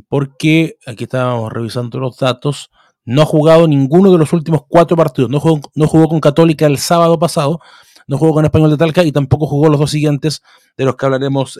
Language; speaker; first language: Spanish; native; Spanish